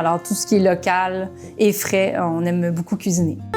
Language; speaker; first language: French; native; French